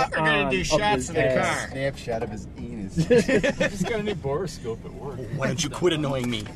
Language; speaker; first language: English; native; English